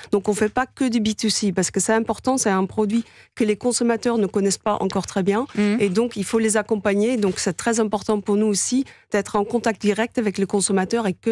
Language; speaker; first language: French; non-native, fluent; Dutch